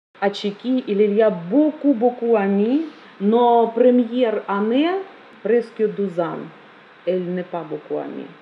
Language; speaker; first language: French; non-native, learner; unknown